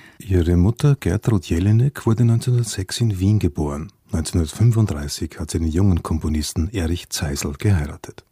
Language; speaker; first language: German; native; German